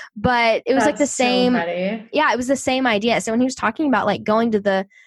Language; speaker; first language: English; native; English